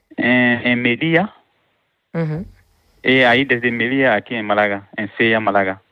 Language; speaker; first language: Spanish; non-native, learner; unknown